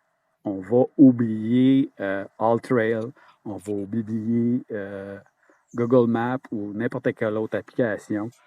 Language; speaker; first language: French; native; French